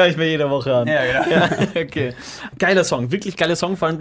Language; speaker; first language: German; native; German